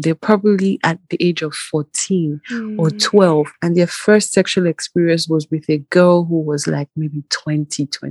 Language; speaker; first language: English; non-native, local second language; Igbo